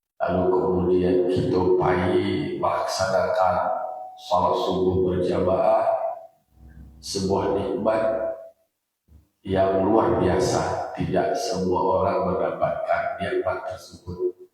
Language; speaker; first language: Indonesian; non-native, local second language; Minangkabau